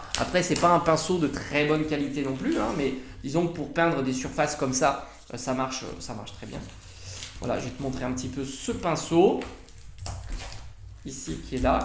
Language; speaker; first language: French; native; French